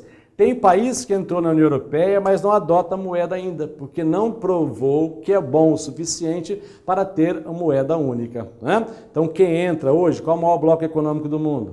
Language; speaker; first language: Portuguese; native; Portuguese